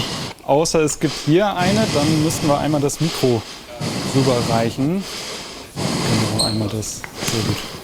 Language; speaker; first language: German; native; German